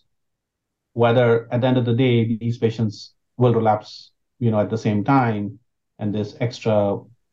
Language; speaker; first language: English; non-native, local second language; Hindi